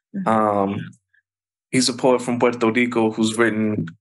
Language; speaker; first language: English; early bilingual, other home language; Spanish